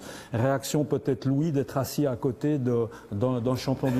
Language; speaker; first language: French; native; French